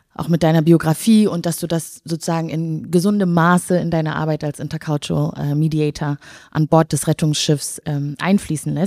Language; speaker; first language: German; native; German